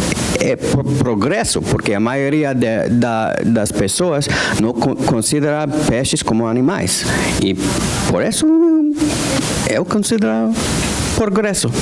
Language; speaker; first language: Portuguese; non-native, fluent; English